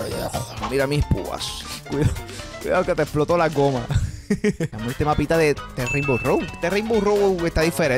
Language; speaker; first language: Spanish; native; Spanish